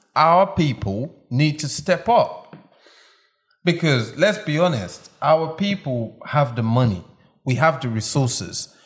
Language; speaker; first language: English; non-native, local second language; Yoruba